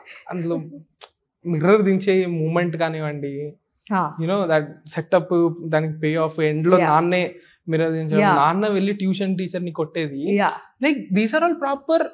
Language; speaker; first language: Telugu; native; Telugu